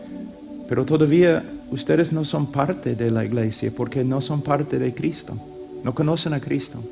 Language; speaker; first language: Spanish; non-native, fluent; English